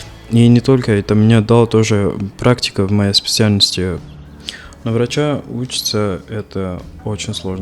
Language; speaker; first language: Russian; non-native, fluent; Arabic